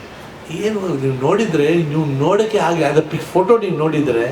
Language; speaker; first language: Kannada; non-native, local second language; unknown